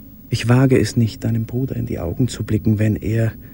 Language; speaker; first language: German; native; German